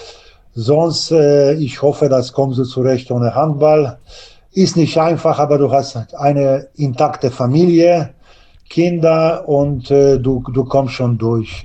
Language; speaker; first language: German; non-native, learner; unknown